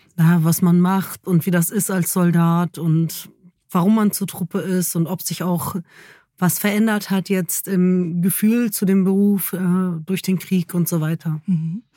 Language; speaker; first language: German; early bilingual, other home language; Kurdish